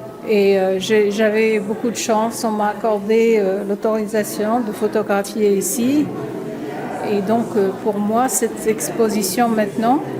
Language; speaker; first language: French; non-native, local second language; Arabic